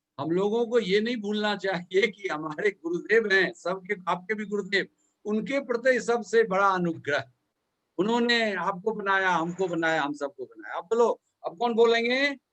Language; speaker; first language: Hindi; native; Hindi